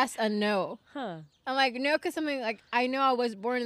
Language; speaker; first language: English; non-native, fluent; Spanish